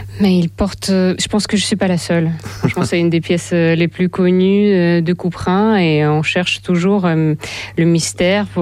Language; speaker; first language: French; non-native, fluent; Russian